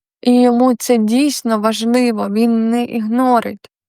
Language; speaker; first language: Ukrainian; non-native, local second language; Russian